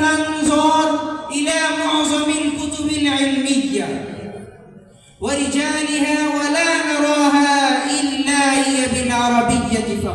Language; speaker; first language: Arabic; non-native, learner; Urdu